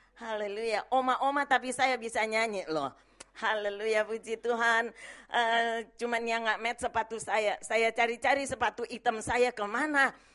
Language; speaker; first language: Indonesian; native; Indonesian